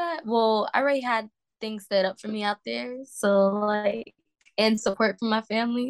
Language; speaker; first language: English; native; English